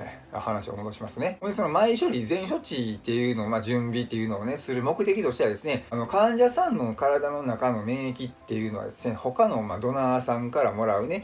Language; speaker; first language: Japanese; native; Japanese